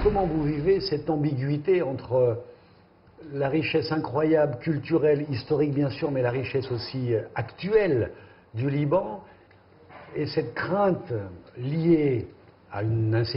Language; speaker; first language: French; native; French